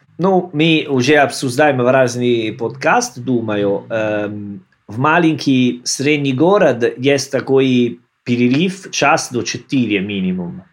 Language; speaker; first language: Russian; non-native, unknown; Italian